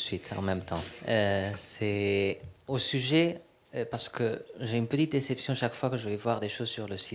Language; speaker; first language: French; non-native, fluent; Spanish